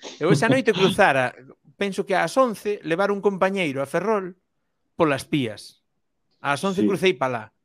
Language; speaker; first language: Galician; native; Galician